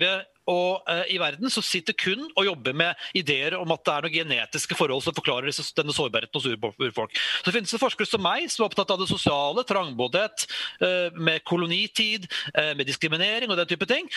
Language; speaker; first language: Norwegian; native; Norwegian